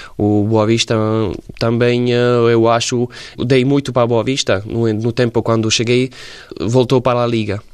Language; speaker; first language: Portuguese; non-native, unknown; Slovak